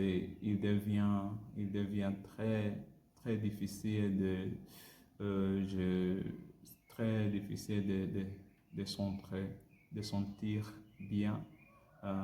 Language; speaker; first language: French; non-native, learner; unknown